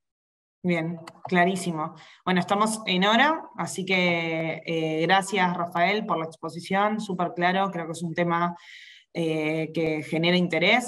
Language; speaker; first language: Spanish; native; Spanish